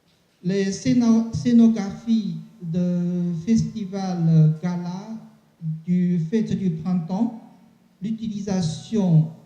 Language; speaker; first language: French; non-native, learner; Chinese